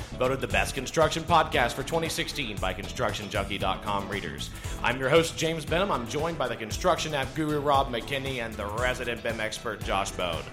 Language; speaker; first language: English; native; English